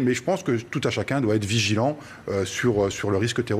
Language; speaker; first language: French; native; French